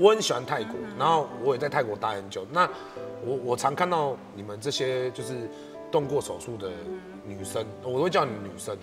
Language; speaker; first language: Chinese; native; Chinese